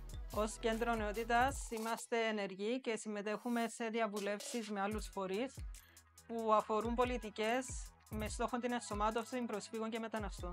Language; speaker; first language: Greek; native; Greek